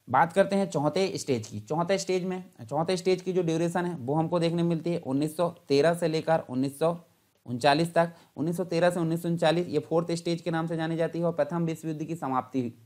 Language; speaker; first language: Hindi; native; Hindi